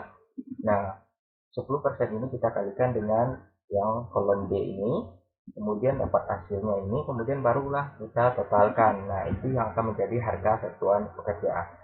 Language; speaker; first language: Indonesian; native; Indonesian